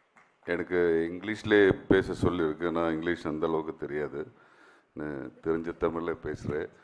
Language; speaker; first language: Tamil; non-native, learner; Malayalam